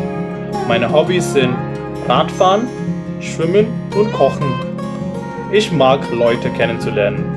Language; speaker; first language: German; non-native, fluent; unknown